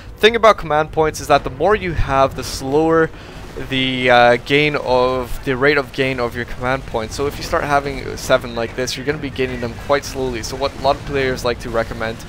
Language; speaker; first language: English; native; English